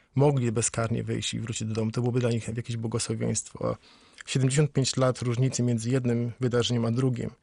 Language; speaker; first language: Polish; native; Polish